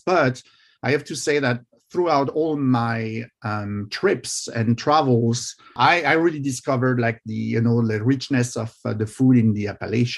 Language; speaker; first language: English; non-native, fluent; French